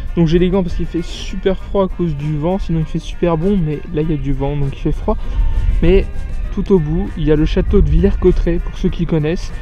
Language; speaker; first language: French; native; French